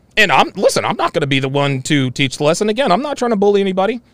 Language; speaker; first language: English; native; English